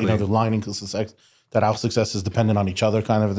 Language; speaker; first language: English; native; English